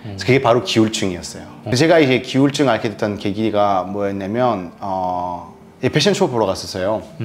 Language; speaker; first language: Korean; non-native, fluent; French